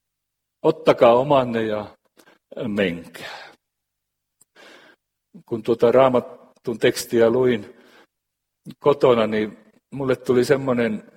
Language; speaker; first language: Finnish; native; Finnish